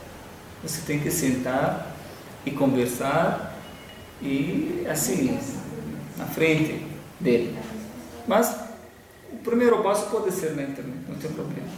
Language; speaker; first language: Portuguese; non-native, fluent; Arabic